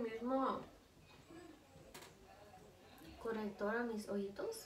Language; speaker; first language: Spanish; early bilingual, heritage; Spanish